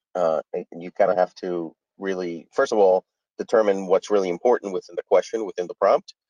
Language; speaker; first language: English; early bilingual, other home language; Spanish